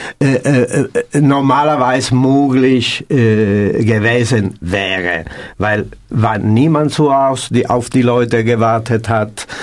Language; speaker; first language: German; non-native, learner; Italian